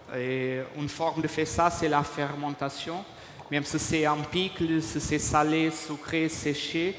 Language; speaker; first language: French; non-native, fluent; Portuguese